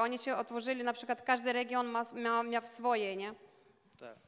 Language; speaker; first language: Polish; non-native, learner; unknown